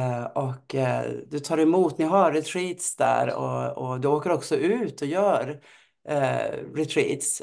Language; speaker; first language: Swedish; native; Swedish